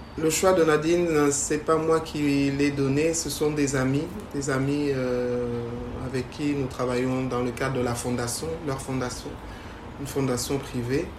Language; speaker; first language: French; native; French